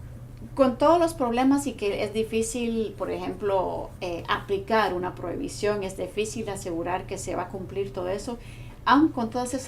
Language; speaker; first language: Spanish; non-native, fluent; English